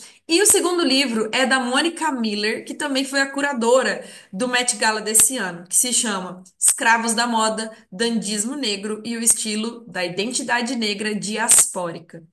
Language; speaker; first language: Portuguese; native; Portuguese